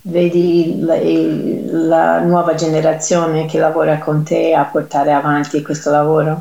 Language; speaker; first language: Italian; native; Italian